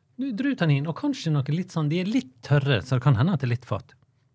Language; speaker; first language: Norwegian; native; Norwegian